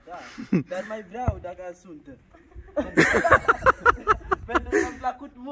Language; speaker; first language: Romanian; non-native, learner; Swahili